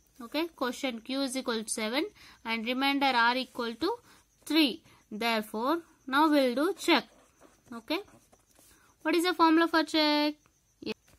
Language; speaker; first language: English; non-native, local second language; Telugu